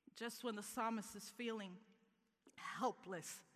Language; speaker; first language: English; early bilingual, other home language; Spanish